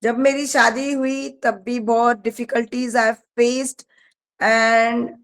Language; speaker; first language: Hindi; non-native, local second language; Marathi